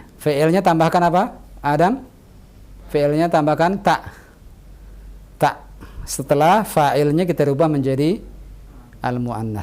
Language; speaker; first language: Indonesian; native; Indonesian